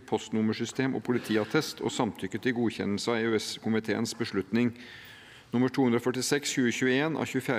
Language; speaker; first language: Norwegian; native; Norwegian